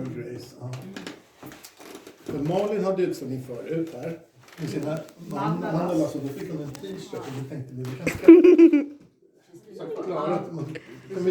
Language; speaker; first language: Swedish; native; Swedish